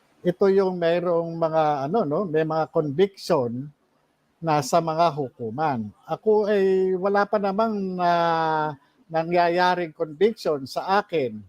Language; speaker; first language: Filipino; native; Filipino